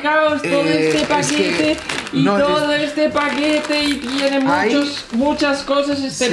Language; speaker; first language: Spanish; native; Spanish